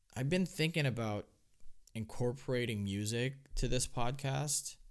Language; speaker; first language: English; non-native, local second language; Filipino